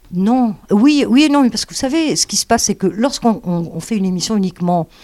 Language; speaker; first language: French; early bilingual, other home language; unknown